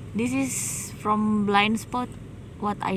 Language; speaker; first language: English; non-native, learner; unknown